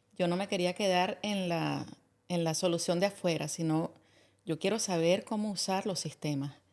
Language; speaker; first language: Spanish; native; Spanish